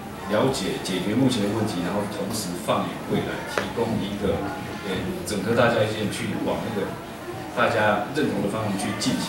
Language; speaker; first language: Chinese; native; Chinese